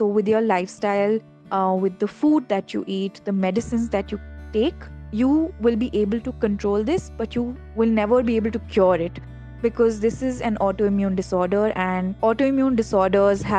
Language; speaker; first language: English; non-native, local second language; Hindi